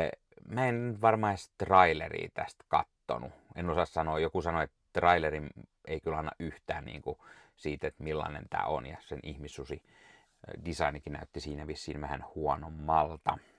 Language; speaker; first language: Finnish; native; Finnish